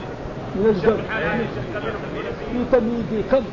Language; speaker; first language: Arabic; native; Arabic